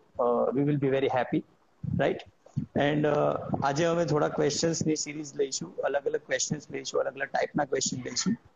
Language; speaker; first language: Gujarati; native; Gujarati